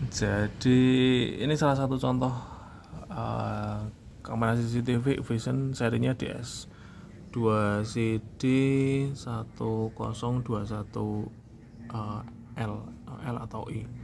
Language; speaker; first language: Indonesian; native; Indonesian